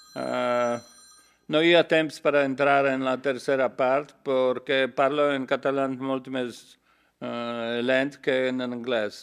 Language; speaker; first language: Catalan; non-native, learner; Polish